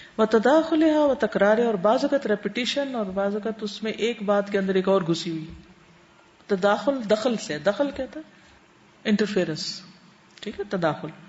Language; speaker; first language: Urdu; native; Urdu